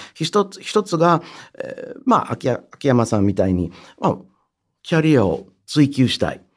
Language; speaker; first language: Japanese; non-native, fluent; English